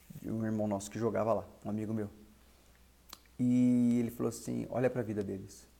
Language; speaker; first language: Portuguese; native; Portuguese